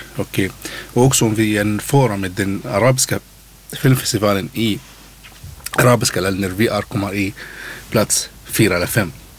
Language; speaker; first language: Swedish; non-native, learner; Arabic